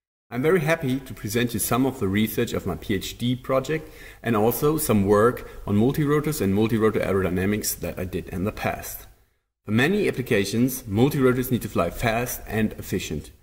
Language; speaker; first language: English; non-native, fluent; German